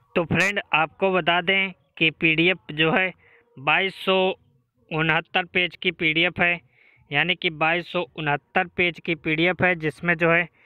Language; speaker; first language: Hindi; native; Hindi